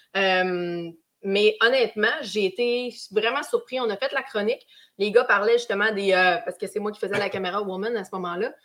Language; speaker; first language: French; native; French